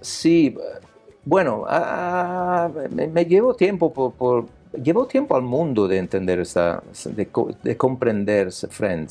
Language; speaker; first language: Spanish; non-native, learner; Italian